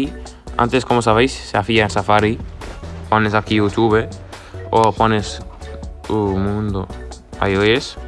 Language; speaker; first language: Spanish; native; Spanish